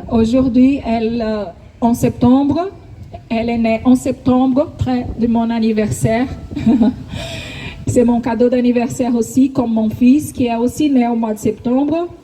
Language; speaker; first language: French; non-native, fluent; Portuguese